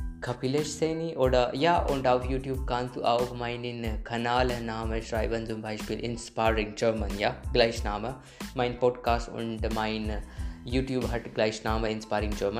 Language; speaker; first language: German; non-native, learner; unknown